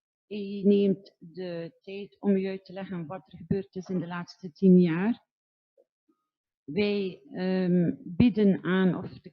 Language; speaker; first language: Dutch; non-native, local second language; French